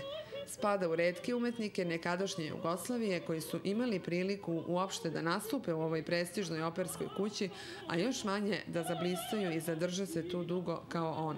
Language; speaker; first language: Serbian; native; Serbian